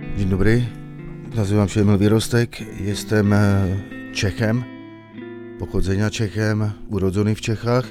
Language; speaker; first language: Polish; early bilingual, heritage; Czech